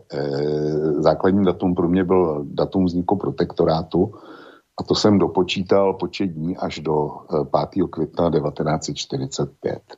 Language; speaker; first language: Czech; native; Czech